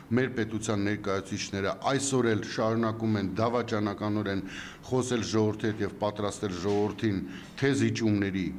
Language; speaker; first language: Armenian; native; Armenian